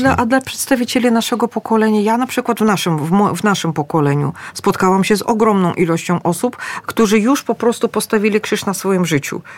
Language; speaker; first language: Polish; early bilingual, other home language; Russian